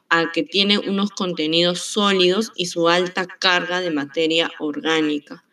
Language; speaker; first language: Spanish; native; Spanish